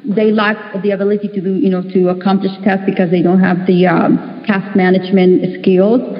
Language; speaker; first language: English; non-native, fluent; Spanish